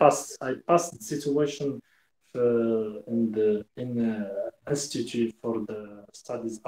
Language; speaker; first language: English; non-native, learner; Arabic